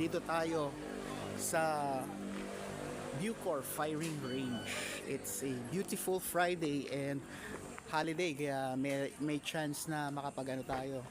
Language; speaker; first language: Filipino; native; Filipino